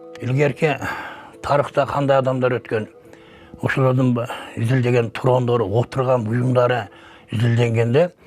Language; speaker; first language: Kyrgyz; native; Kyrgyz